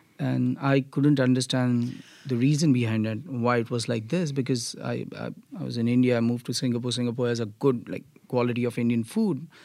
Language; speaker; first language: English; non-native, local second language; Gujarati